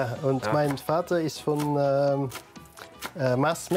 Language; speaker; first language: German; non-native, learner; Dutch